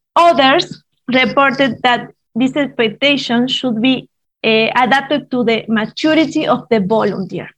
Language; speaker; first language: English; non-native, fluent; Spanish